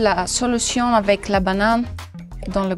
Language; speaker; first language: French; non-native, local second language; Dutch